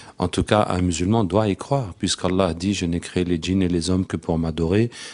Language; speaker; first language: French; non-native, local second language; Arabic